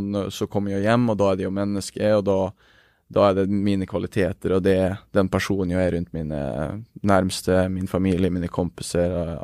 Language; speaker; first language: Swedish; non-native, fluent; Norwegian